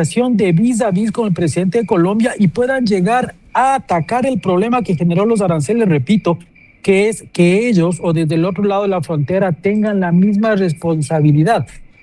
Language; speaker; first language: Spanish; native; Spanish